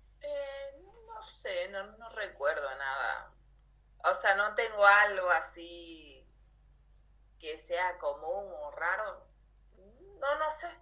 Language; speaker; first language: Spanish; native; Spanish